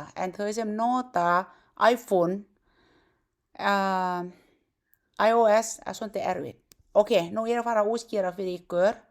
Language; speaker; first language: Icelandic; non-native, learner; Thai